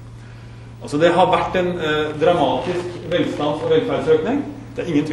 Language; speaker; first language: Norwegian; native; Norwegian